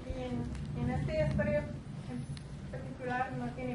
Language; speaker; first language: Spanish; non-native, learner; English